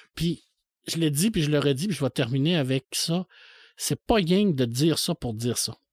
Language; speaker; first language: French; native; French